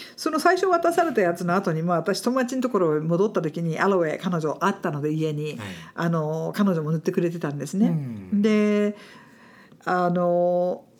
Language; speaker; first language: Japanese; non-native, fluent; English